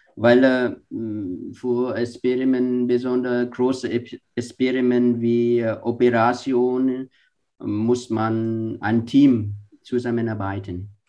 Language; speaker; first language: German; non-native, learner; Vietnamese